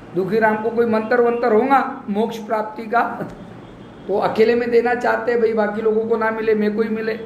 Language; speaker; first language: Hindi; non-native, local second language; Marathi